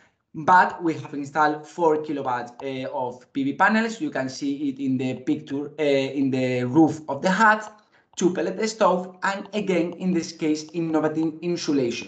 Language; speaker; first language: English; non-native, fluent; Spanish